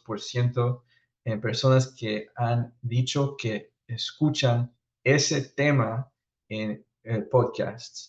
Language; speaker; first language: Spanish; early bilingual, heritage; Spanish